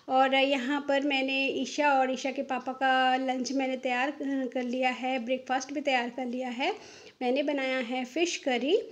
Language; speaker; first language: Hindi; non-native, local second language; Bangla